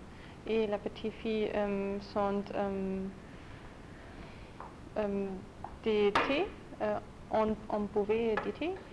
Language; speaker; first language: French; non-native, learner; German